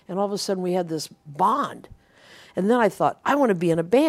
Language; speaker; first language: English; native; English